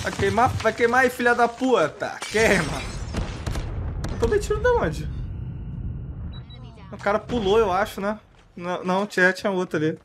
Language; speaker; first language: Portuguese; native; Portuguese